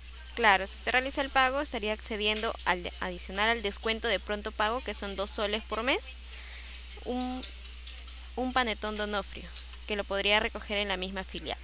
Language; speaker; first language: Spanish; native; Spanish